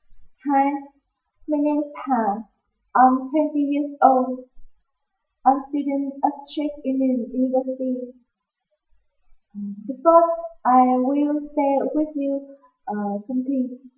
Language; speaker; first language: English; non-native, learner; Vietnamese